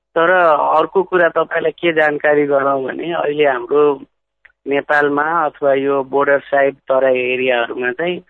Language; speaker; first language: Nepali; non-native, local second language; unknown